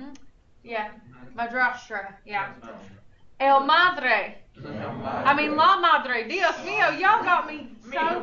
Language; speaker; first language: Spanish; non-native, fluent; English